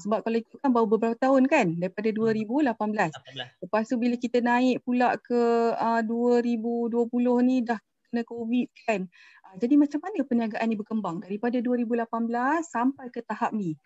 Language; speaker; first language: Malay; native; Malay